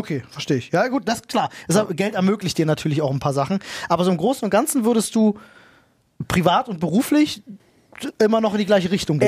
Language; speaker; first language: German; native; German